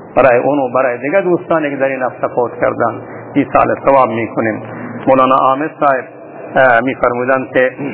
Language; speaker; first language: Persian; non-native, local second language; Baluchi